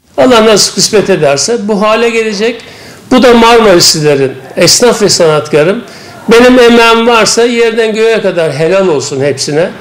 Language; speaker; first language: Turkish; native; Turkish